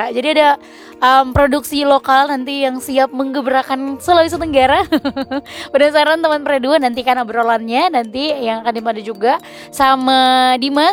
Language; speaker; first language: Indonesian; native; Indonesian